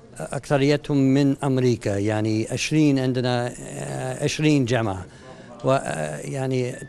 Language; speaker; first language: Arabic; non-native, learner; English